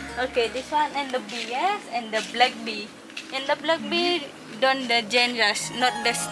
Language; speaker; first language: English; non-native, learner; Indonesian